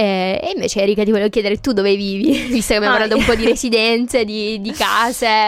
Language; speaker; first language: Italian; native; Italian